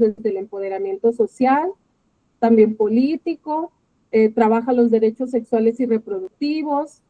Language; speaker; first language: Spanish; native; Spanish